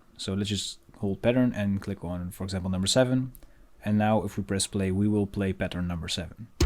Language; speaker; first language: English; non-native, fluent; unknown